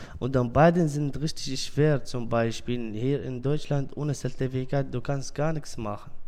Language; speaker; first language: German; non-native, learner; Arabic